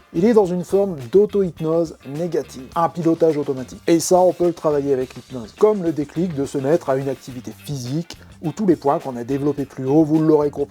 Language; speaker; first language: French; native; French